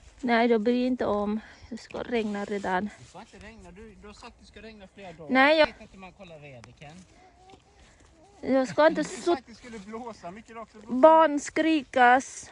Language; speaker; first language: Swedish; non-native, learner; Thai